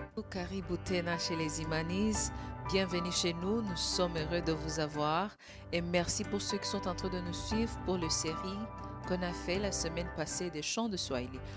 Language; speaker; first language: French; non-native, local second language; Swahili